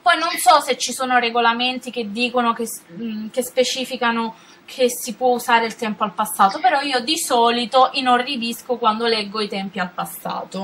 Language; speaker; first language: Italian; native; Italian